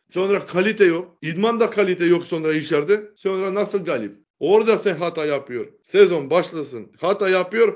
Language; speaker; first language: Turkish; non-native, learner; Macedonian